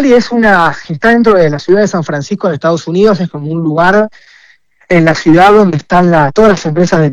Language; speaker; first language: Spanish; native; Spanish